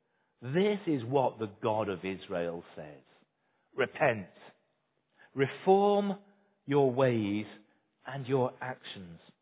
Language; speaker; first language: English; native; English